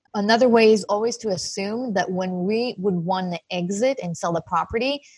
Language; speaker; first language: English; non-native, fluent; Hebrew